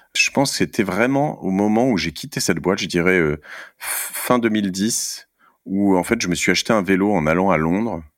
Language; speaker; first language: French; native; French